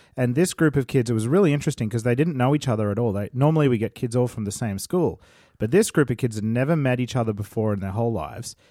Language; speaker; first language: English; native; English